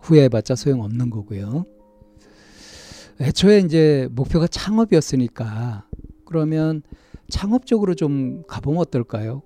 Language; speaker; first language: Korean; native; Korean